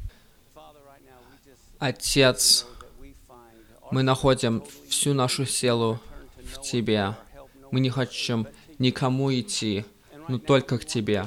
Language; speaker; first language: Russian; early bilingual, heritage; Russian